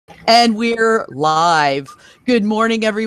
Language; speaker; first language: English; native; English